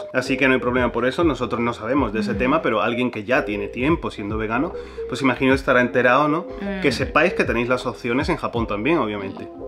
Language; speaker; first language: Spanish; native; Spanish